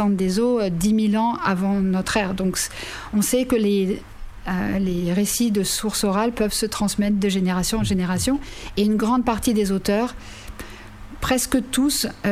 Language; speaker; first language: French; native; French